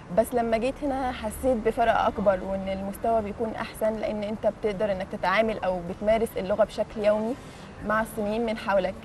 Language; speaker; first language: Arabic; native; Arabic